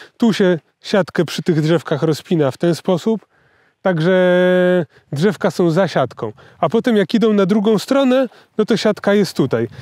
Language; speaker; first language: Polish; native; Polish